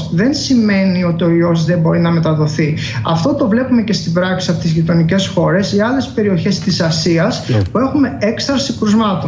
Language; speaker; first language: Greek; native; Greek